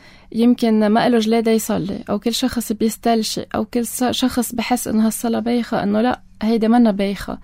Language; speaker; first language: Arabic; native; Arabic